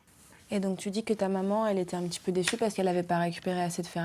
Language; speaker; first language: French; native; French